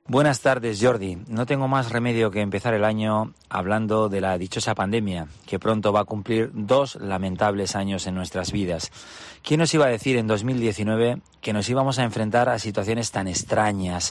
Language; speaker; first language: Spanish; native; Spanish